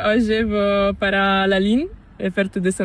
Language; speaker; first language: Spanish; non-native, learner; Portuguese